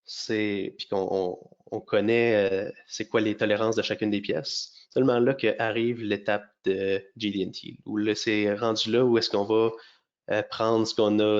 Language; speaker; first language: French; native; French